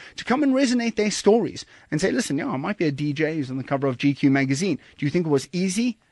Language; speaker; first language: English; native; English